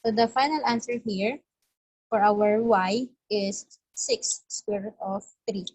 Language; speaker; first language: English; non-native, local second language; Filipino